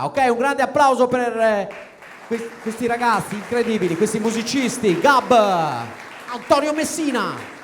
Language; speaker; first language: Italian; native; Italian